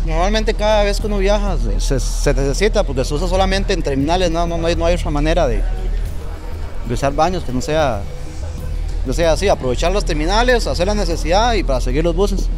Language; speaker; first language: Spanish; native; Spanish